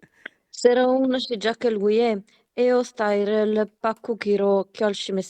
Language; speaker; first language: Korean; non-native, learner; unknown